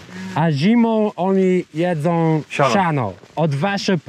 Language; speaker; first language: Polish; non-native, learner; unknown